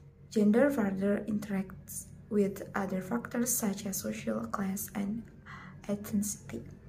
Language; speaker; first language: English; non-native, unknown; Indonesian